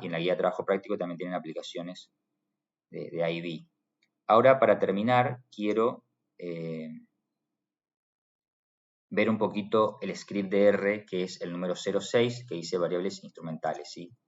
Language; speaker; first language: Spanish; native; Spanish